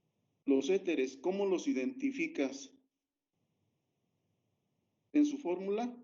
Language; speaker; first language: Spanish; native; Spanish